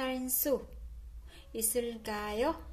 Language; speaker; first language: Korean; non-native, fluent; Vietnamese